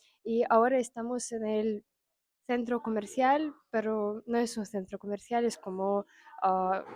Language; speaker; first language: Spanish; non-native, fluent; Russian